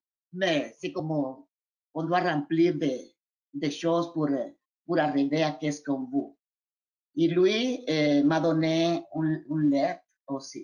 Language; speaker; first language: French; non-native, fluent; Spanish